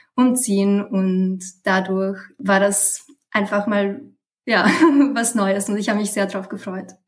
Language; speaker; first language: German; early bilingual, other home language; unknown